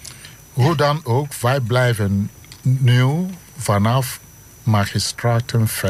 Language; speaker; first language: Dutch; non-native, learner; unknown